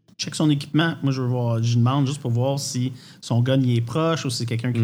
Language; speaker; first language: French; native; French